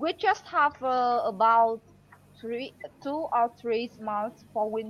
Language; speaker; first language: English; non-native, learner; Vietnamese